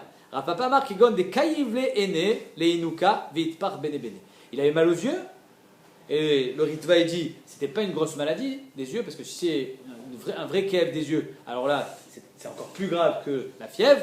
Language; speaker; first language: French; native; French